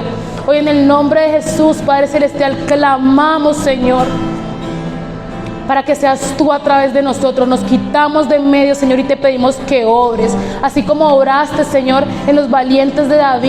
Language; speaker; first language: Spanish; native; Spanish